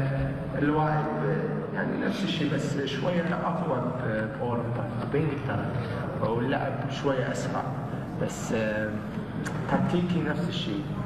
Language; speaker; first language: Arabic; early bilingual, heritage; Arabic